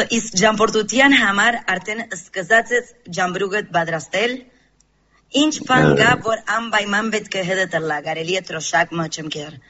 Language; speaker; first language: Armenian; early bilingual, heritage; Armenian